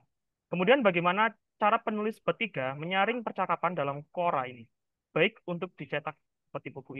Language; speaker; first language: Indonesian; native; Indonesian